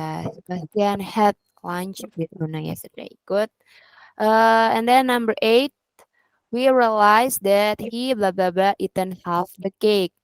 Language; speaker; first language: English; non-native, learner; Indonesian